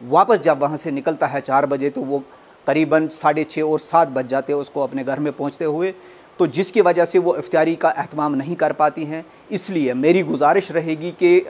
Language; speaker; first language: Hindi; non-native, local second language; Punjabi